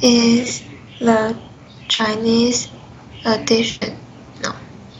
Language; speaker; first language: English; non-native, learner; Chinese